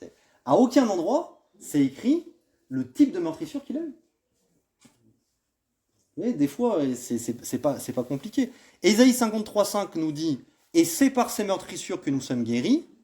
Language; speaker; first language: French; native; French